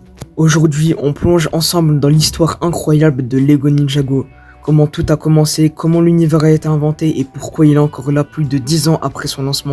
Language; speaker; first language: French; native; French